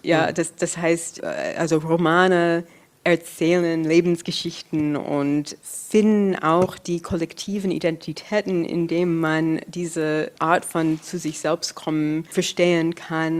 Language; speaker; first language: German; non-native, fluent; English